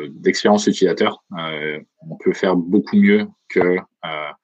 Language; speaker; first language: French; native; French